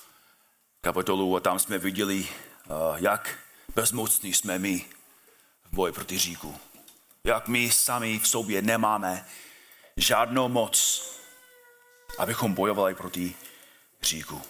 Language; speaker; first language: Czech; non-native, fluent; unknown